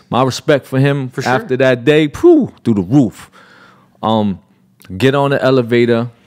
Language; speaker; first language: English; native; English